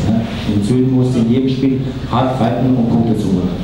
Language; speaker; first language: German; native; German